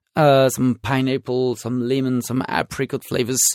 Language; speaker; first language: English; non-native, fluent; French